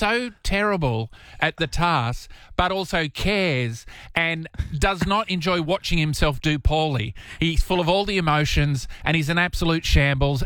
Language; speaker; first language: English; native; English